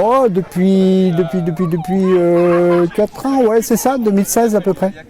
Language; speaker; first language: French; native; French